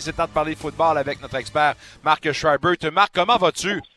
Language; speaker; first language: French; native; French